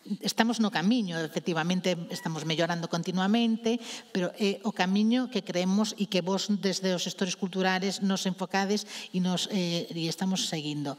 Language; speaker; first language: Galician; non-native, local second language; Spanish